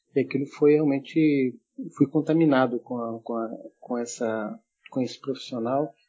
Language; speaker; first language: Portuguese; early bilingual, heritage; German